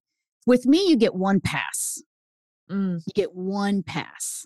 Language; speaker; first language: English; early bilingual, other home language; Spanish